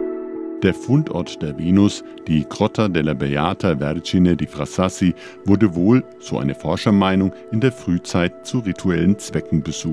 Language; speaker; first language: German; native; German